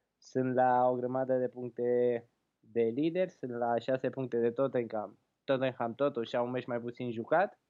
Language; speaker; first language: Romanian; native; Romanian